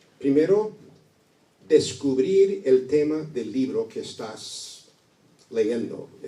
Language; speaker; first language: Spanish; non-native, fluent; English